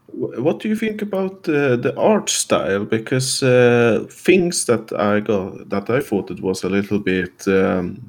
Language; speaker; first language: English; non-native, fluent; Swedish